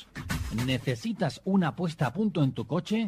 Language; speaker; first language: Spanish; native; Spanish